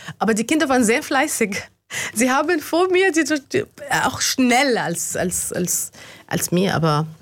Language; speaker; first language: German; non-native, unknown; Arabic